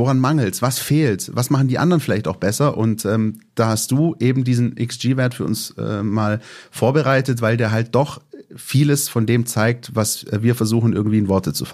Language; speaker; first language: German; native; German